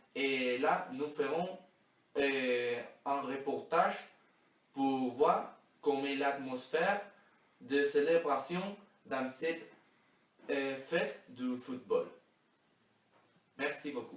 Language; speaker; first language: French; non-native, learner; Spanish